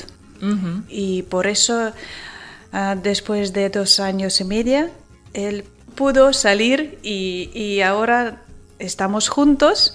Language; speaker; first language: Spanish; non-native, learner; Ukrainian